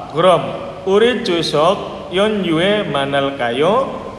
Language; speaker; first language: Korean; non-native, fluent; Indonesian